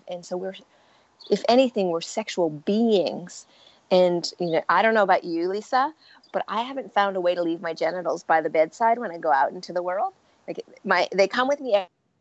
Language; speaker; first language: English; early bilingual, other home language; French